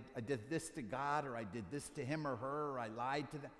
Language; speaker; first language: English; native; English